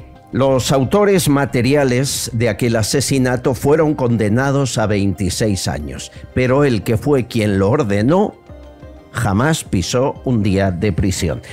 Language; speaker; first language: Spanish; native; Spanish